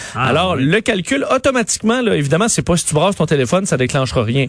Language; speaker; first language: French; native; French